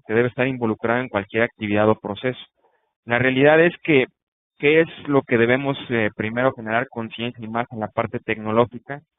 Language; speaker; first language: Spanish; native; Spanish